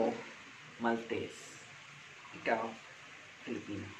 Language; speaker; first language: Cebuano; non-native, learner; Maltese